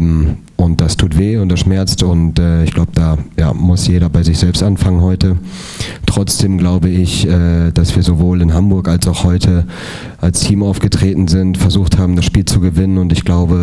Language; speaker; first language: German; native; German